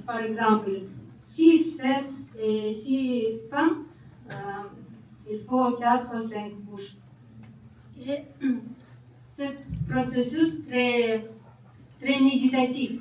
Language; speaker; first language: French; non-native, learner; Kazakh